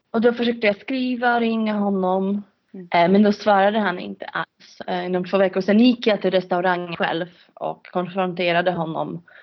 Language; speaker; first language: Swedish; non-native, fluent; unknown